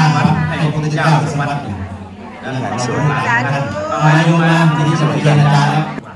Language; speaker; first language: Thai; native; Thai